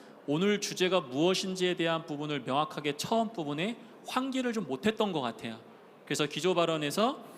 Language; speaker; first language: Korean; native; Korean